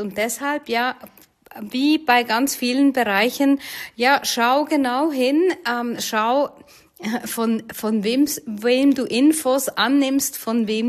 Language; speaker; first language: German; native; German